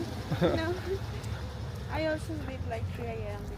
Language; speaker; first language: English; non-native, fluent; Spanish